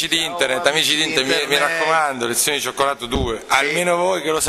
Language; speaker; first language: Italian; native; Italian